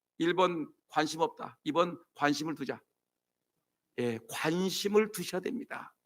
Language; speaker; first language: Korean; native; Korean